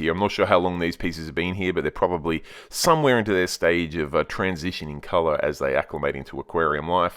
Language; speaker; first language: English; native; English